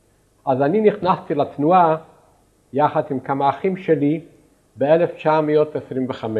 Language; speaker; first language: Hebrew; non-native, fluent; Yiddish